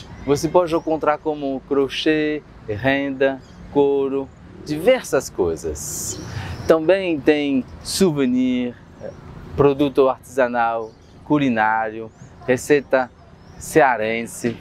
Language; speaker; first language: Portuguese; non-native, fluent; French